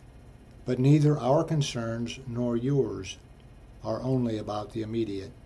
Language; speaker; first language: English; native; English